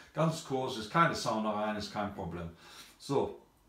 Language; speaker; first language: German; non-native, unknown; English